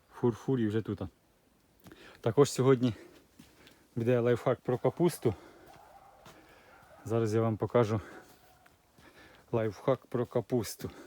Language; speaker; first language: Ukrainian; native; Ukrainian